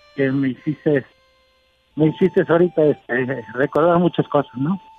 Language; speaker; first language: Spanish; native; Spanish